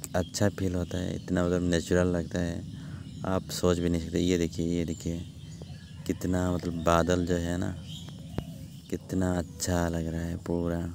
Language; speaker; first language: Hindi; non-native, local second language; Odia